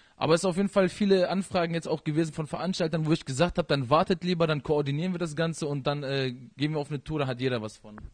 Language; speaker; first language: German; early bilingual, other home language; Persian